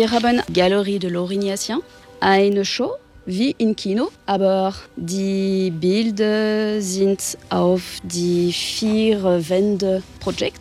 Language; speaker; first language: German; non-native, fluent; French